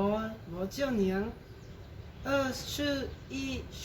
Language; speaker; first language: Chinese; non-native, learner; Lao